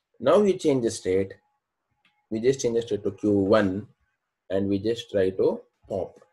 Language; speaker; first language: English; non-native, local second language; Kannada